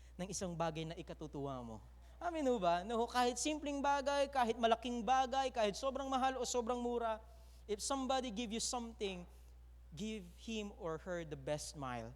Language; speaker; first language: Filipino; native; Filipino